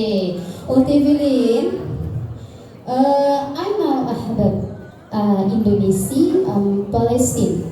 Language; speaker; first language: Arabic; non-native, learner; Indonesian